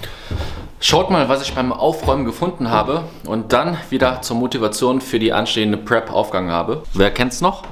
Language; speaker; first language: German; native; German